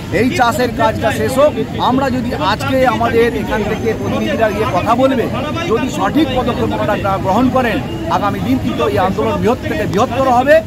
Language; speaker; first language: Bangla; non-native, local second language; Santali